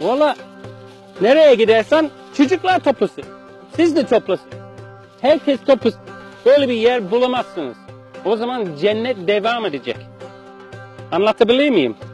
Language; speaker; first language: Turkish; non-native, fluent; English